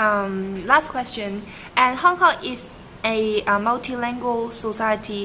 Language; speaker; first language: English; non-native, learner; Cantonese